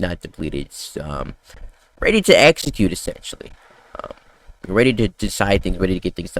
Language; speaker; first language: English; native; English